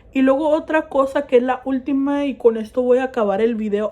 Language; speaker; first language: Spanish; early bilingual, heritage; Spanish